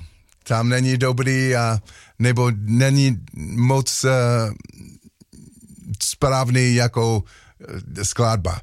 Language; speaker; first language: Czech; non-native, learner; Slovak